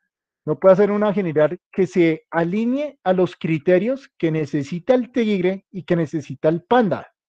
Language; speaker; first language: Spanish; native; Spanish